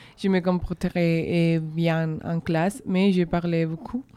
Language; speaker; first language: French; non-native, learner; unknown